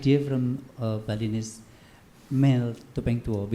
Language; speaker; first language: English; non-native, learner; Indonesian